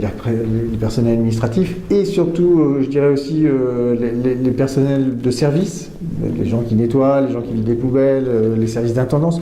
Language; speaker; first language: French; native; French